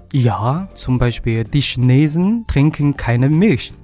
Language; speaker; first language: German; non-native, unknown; Chinese